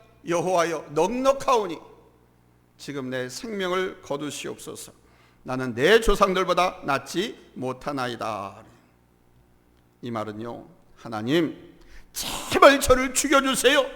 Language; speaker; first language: Korean; native; Korean